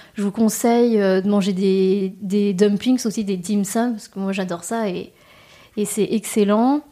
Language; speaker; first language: French; native; French